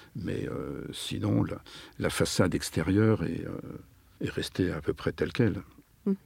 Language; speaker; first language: French; native; French